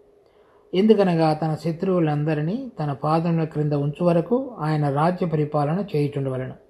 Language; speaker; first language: Telugu; native; Telugu